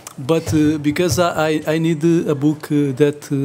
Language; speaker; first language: English; non-native, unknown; Portuguese